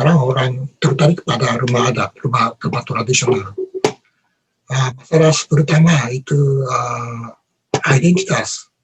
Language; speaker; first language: Indonesian; non-native, learner; Japanese